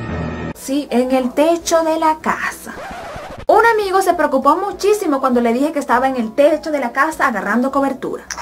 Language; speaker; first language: Spanish; native; Spanish